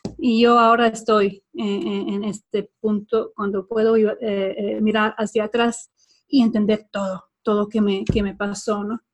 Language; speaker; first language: Spanish; non-native, fluent; Swedish